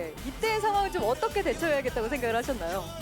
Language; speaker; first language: Korean; native; Korean